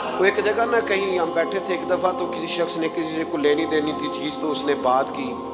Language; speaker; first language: Urdu; non-native, local second language; Punjabi